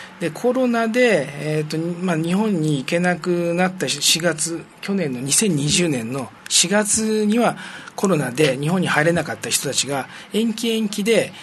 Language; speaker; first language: Japanese; native; Japanese